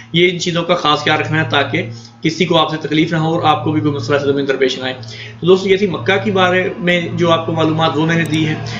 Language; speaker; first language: Hindi; non-native, local second language; Punjabi